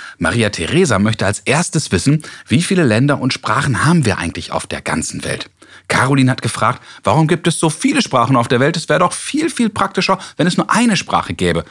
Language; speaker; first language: German; native; German